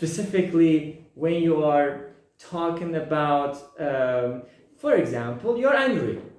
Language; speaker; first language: English; non-native, fluent; Persian